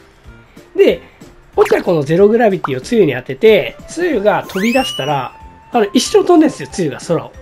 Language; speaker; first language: Japanese; native; Japanese